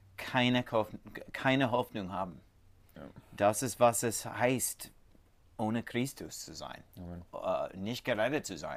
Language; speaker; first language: German; non-native, learner; English